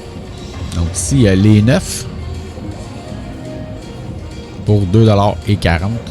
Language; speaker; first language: French; native; French